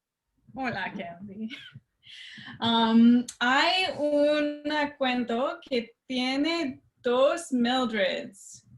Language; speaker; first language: Spanish; non-native, learner; French